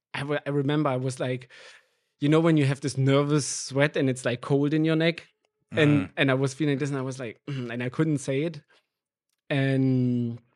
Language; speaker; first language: English; non-native, fluent; German